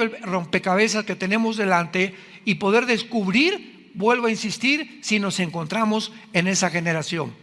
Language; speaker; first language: Spanish; native; Spanish